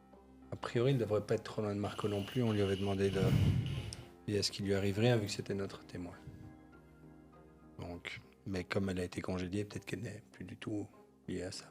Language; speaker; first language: French; native; French